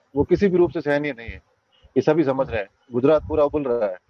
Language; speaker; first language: Hindi; native; Hindi